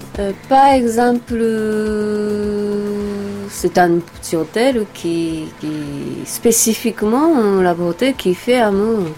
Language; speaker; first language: French; non-native, learner; Japanese